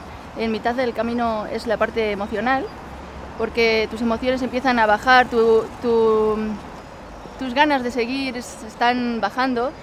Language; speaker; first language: Spanish; native; Spanish